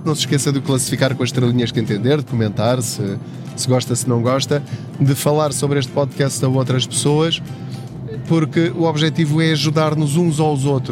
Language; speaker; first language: Portuguese; native; Portuguese